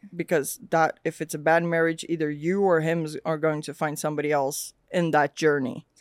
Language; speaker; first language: English; early bilingual, other home language; Swedish